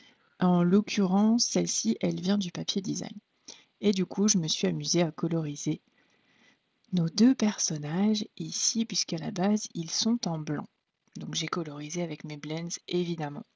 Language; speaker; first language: French; native; French